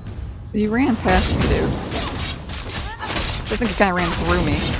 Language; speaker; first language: English; native; English